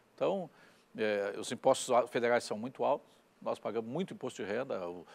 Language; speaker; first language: Portuguese; native; Portuguese